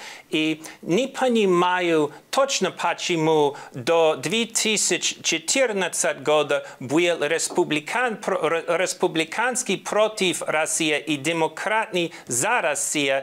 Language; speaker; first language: Russian; non-native, learner; English